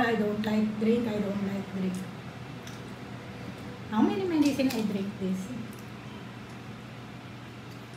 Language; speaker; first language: English; non-native, learner; Filipino